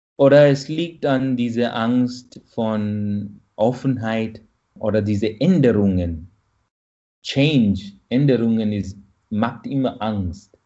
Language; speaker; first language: German; non-native, fluent; Malayalam